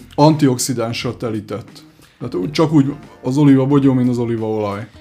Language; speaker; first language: Hungarian; native; Hungarian